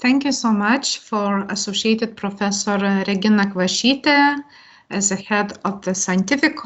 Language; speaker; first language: English; non-native, fluent; Lithuanian